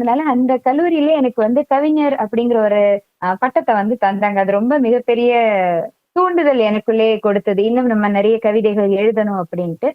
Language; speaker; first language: Tamil; non-native, local second language; Malayalam